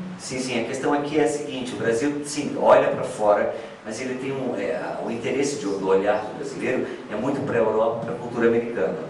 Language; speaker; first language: Portuguese; native; Portuguese